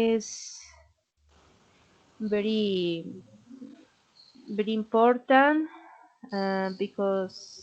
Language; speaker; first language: English; non-native, learner; Spanish